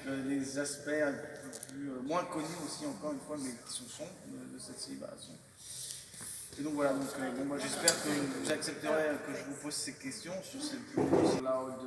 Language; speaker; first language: French; native; French